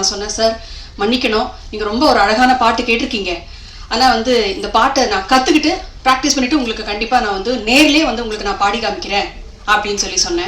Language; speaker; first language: Tamil; native; Tamil